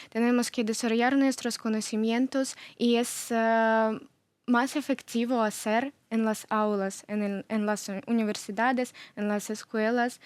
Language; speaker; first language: Spanish; non-native, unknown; Ukrainian